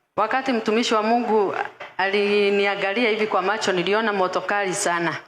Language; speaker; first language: Swahili; non-native, local second language; Kikuyu